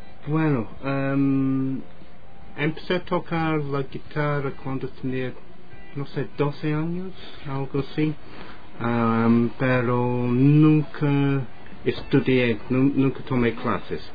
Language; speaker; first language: Spanish; non-native, fluent; English